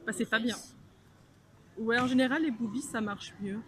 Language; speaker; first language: French; native; French